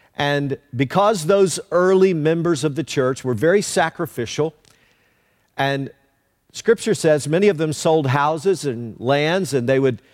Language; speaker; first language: English; native; English